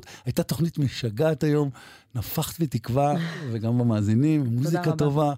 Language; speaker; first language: Hebrew; native; Hebrew